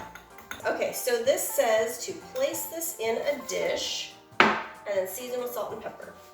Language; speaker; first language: English; native; English